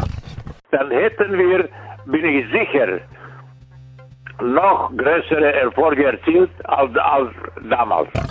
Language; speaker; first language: German; non-native, fluent; Serbian